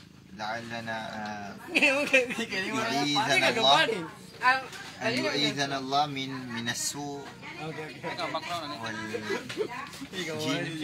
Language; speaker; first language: Arabic; non-native, fluent; Maranao